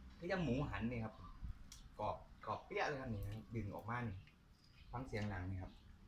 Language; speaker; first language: Thai; native; Thai